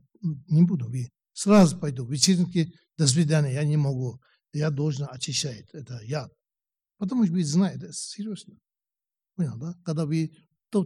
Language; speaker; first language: Russian; non-native, learner; Tibetan